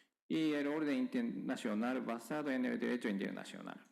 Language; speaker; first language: Spanish; non-native, fluent; Japanese